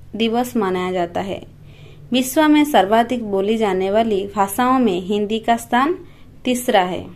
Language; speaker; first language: Hindi; native; Hindi